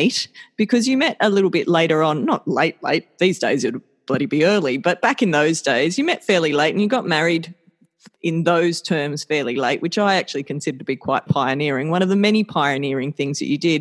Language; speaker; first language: English; native; English